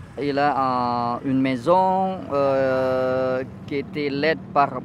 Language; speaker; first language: French; non-native, learner; Indonesian